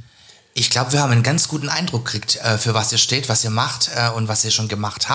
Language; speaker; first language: German; native; German